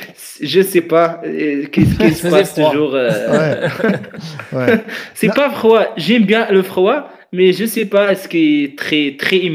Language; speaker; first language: French; non-native, learner; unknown